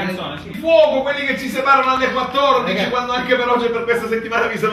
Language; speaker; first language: Italian; native; Italian